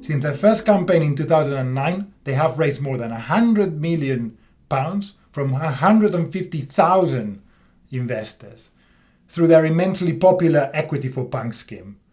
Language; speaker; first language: English; non-native, fluent; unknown